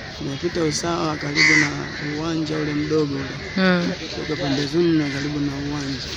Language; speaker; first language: Swahili; native; Swahili